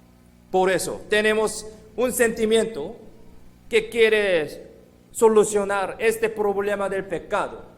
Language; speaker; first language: Spanish; non-native, fluent; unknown